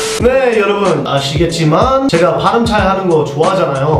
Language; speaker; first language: Korean; non-native, fluent; English